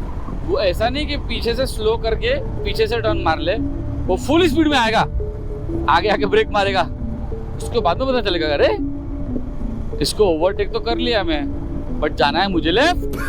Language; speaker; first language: Hindi; native; Hindi